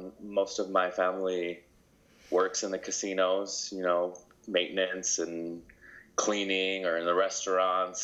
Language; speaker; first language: English; early bilingual, other home language; Spanish